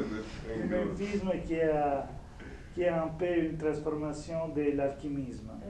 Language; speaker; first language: French; non-native, fluent; Italian